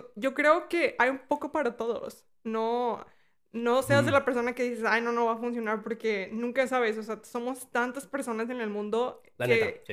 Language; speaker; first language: Spanish; native; Spanish